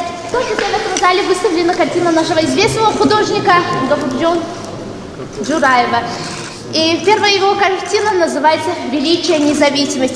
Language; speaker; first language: Russian; non-native, local second language; Tajik